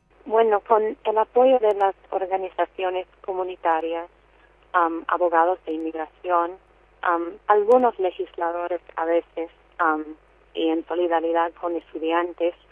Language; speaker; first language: Spanish; non-native, fluent; English